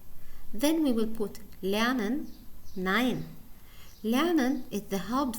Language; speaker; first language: German; non-native, learner; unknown